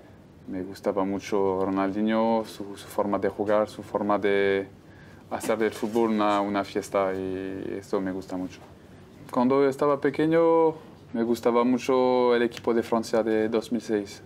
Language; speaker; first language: Spanish; non-native, fluent; French